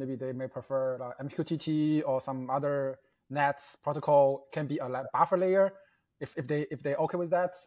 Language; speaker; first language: English; non-native, fluent; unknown